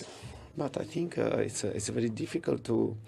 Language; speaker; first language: English; non-native, learner; Italian